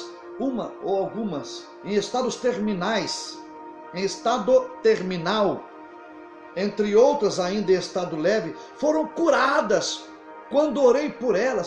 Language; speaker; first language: Portuguese; native; Portuguese